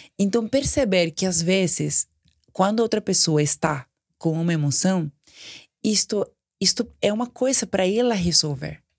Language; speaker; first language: Portuguese; non-native, fluent; Spanish